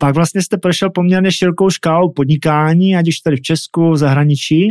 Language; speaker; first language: Czech; native; Czech